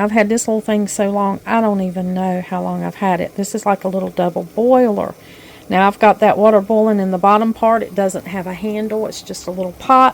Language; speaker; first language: English; native; English